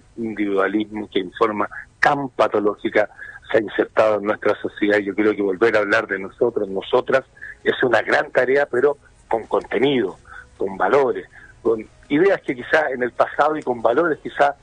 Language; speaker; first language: Spanish; native; Spanish